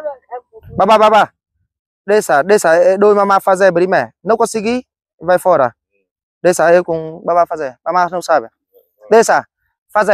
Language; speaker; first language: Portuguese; non-native, learner; Vietnamese